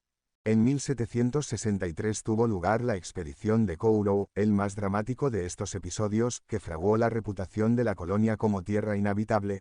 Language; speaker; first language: Spanish; native; Spanish